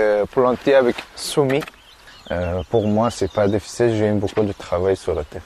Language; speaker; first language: French; non-native, learner; Persian